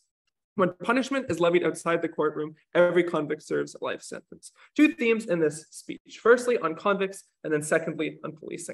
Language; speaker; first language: English; native; English